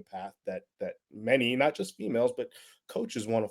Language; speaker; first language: English; native; English